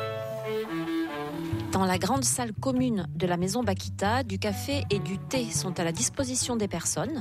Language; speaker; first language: French; native; French